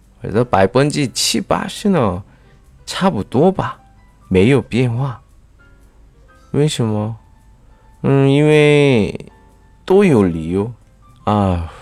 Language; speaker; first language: Chinese; non-native, fluent; Korean